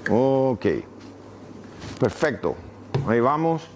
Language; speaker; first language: Spanish; native; Spanish